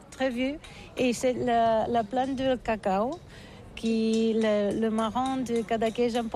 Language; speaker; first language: French; non-native, learner; Catalan